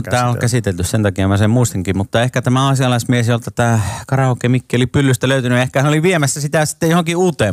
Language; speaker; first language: Finnish; native; Finnish